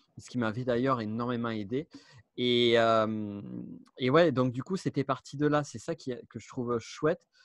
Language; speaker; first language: French; native; French